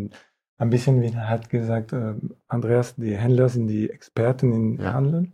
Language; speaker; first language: German; non-native, fluent; French